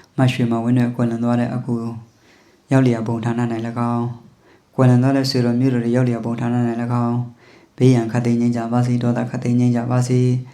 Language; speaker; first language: Burmese; native; Burmese